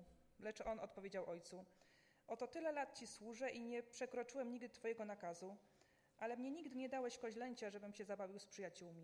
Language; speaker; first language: Polish; native; Polish